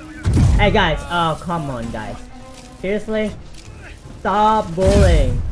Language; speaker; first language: English; non-native, learner; Indonesian